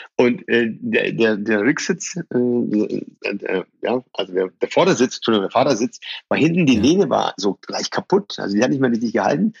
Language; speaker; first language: German; early bilingual, other home language; Persian